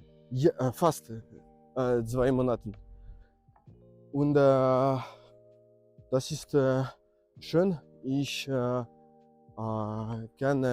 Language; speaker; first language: German; non-native, learner; French